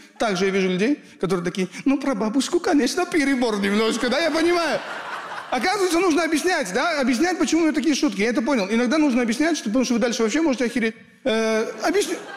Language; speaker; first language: Russian; early bilingual, other home language; Kurdish